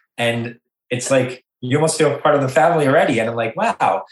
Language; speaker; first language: English; native; English